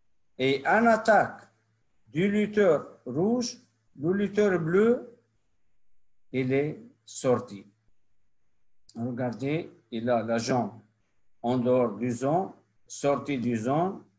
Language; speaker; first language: French; non-native, local second language; Arabic